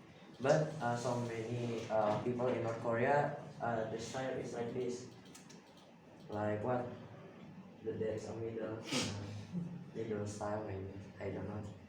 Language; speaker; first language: English; non-native, learner; Indonesian